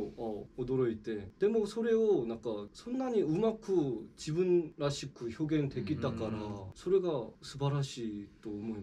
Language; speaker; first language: Japanese; non-native, fluent; Korean